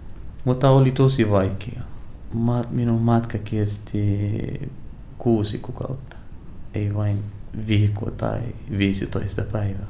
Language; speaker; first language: Finnish; non-native, learner; Arabic